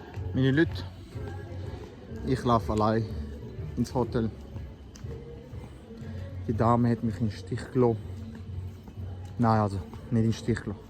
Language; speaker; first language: German; early bilingual, other home language; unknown